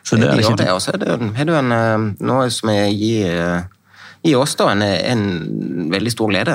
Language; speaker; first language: Norwegian; native; Norwegian